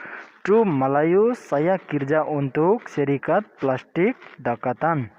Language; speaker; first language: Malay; non-native, learner; Nepali